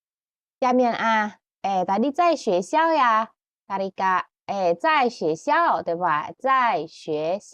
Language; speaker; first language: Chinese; non-native, fluent; Indonesian